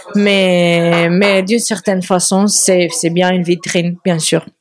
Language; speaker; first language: French; non-native, fluent; Spanish